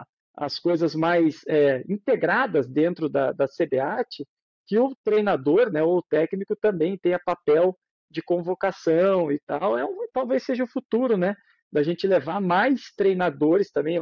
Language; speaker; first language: Portuguese; native; Portuguese